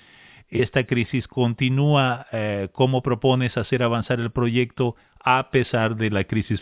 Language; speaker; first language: Spanish; native; Spanish